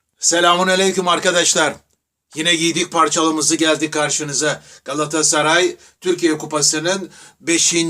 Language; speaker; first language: Turkish; native; Turkish